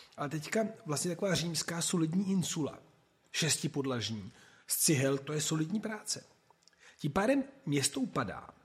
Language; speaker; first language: Czech; non-native, fluent; Italian